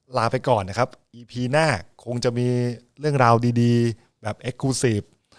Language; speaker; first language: Thai; native; Thai